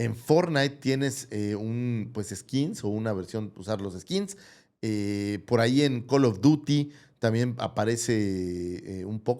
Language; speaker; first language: Spanish; native; Spanish